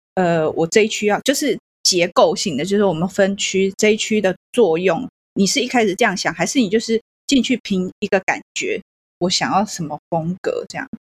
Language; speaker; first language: Chinese; native; Chinese